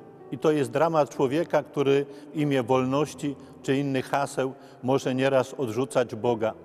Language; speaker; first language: Polish; native; Polish